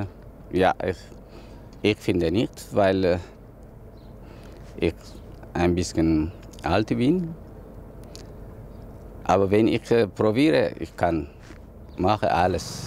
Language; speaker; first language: German; non-native, learner; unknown